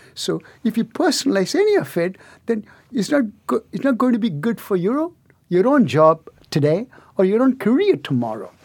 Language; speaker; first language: English; non-native, local second language; Tamil